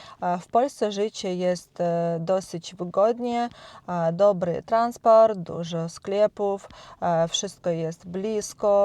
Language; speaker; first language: Polish; non-native, learner; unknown